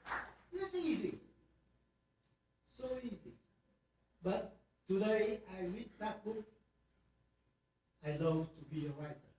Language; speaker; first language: English; non-native, learner; Vietnamese